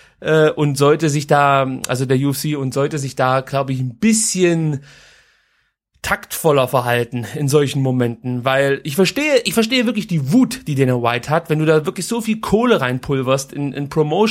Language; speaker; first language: German; native; German